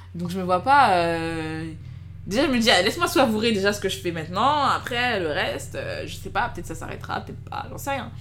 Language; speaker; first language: French; native; French